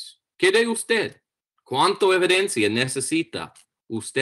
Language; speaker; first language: Spanish; non-native, learner; English